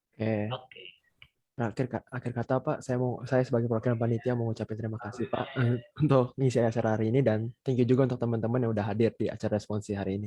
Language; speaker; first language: Indonesian; native; Indonesian